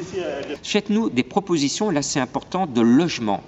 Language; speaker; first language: French; native; French